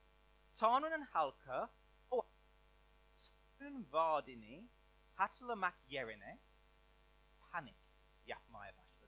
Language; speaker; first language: Turkish; non-native, learner; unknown